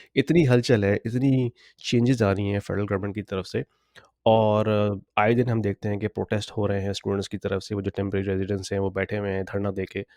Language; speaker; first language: Urdu; native; Urdu